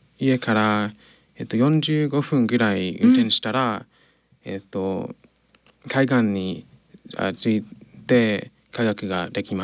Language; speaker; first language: Japanese; non-native, learner; English